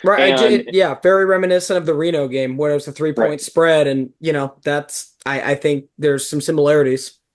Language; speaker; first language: English; native; English